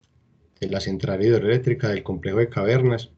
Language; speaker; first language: Spanish; native; Spanish